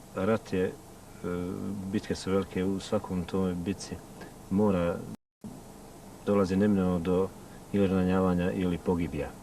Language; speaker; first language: Bosnian; native; Bosnian